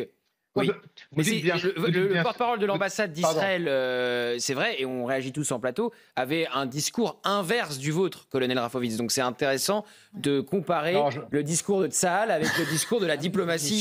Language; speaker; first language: French; native; French